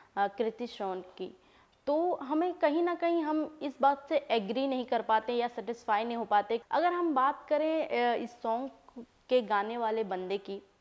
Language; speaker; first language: Hindi; native; Hindi